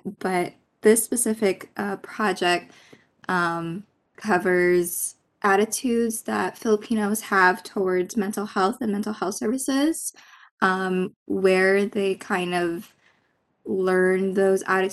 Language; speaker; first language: English; non-native, local second language; Filipino